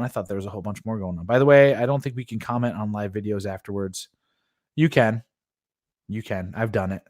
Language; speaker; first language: English; native; English